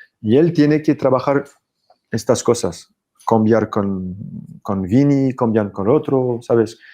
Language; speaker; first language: Spanish; non-native, fluent; French